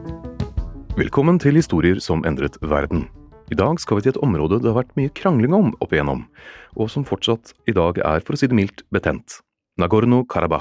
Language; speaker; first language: Norwegian; native; Norwegian